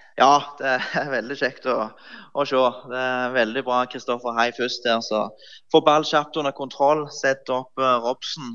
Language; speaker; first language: Norwegian; native; Norwegian